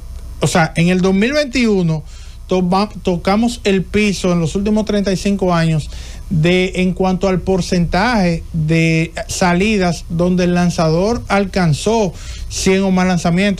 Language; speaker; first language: Spanish; native; Spanish